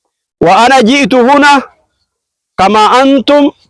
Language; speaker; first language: Arabic; non-native, fluent; Oromo